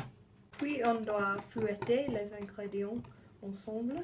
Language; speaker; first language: French; non-native, learner; English